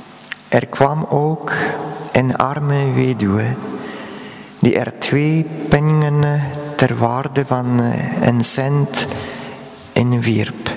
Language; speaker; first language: Dutch; non-native, fluent; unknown